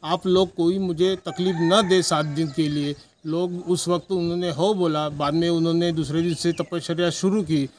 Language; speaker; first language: Hindi; non-native, local second language; Marathi